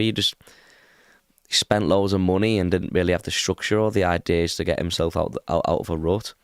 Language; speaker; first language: English; native; English